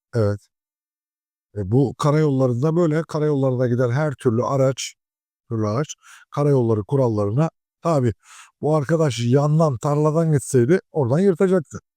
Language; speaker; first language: Turkish; native; Turkish